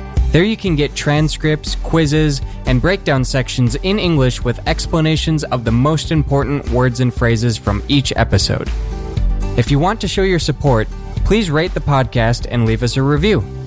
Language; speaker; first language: English; native; English